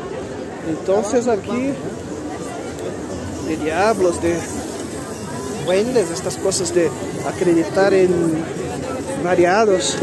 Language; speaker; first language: Spanish; non-native, fluent; Portuguese